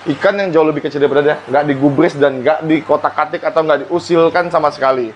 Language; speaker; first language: Indonesian; native; Indonesian